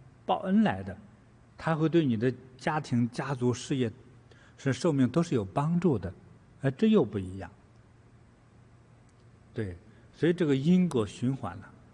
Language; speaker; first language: Chinese; native; Chinese